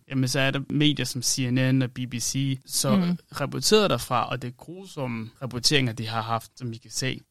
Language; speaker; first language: Danish; early bilingual, other home language; Amharic